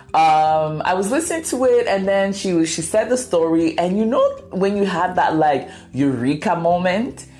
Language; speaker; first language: English; non-native, local second language; Akan